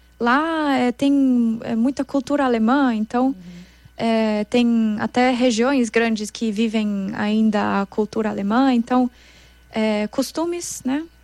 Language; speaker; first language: Portuguese; non-native, fluent; German